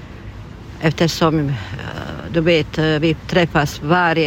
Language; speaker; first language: Swedish; non-native, learner; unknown